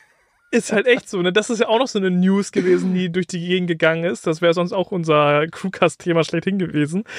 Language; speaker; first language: German; native; German